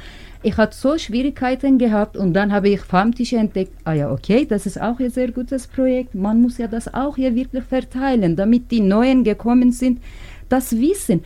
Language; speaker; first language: German; non-native, learner; Turkish